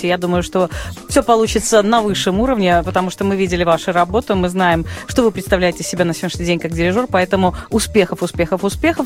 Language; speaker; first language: Russian; native; Russian